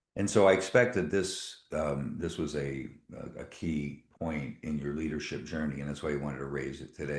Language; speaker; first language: English; native; English